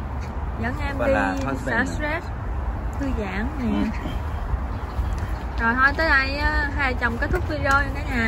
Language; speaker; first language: Vietnamese; native; Vietnamese